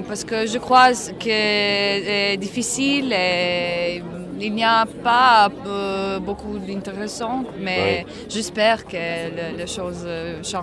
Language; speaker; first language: French; non-native, learner; Croatian